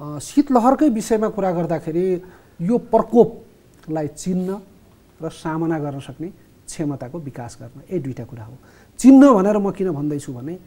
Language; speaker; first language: Nepali; native; Nepali